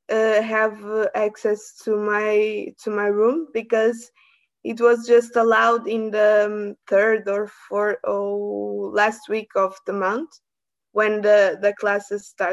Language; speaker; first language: English; non-native, learner; Portuguese